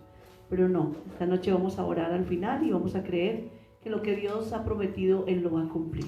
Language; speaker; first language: Spanish; native; Spanish